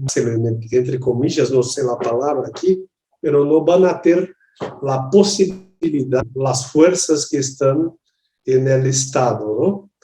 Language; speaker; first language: Spanish; non-native, learner; Portuguese